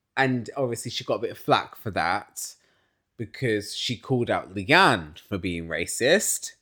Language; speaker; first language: English; native; English